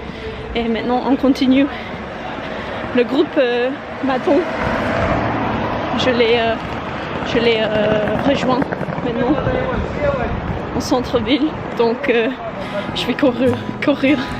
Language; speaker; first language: French; non-native, learner; English